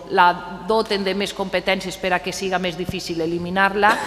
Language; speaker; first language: Catalan; native; Catalan